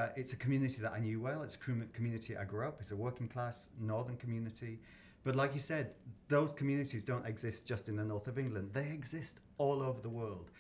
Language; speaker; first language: English; native; English